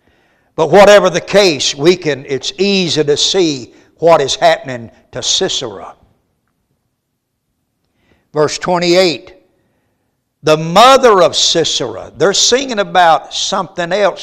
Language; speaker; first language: English; native; English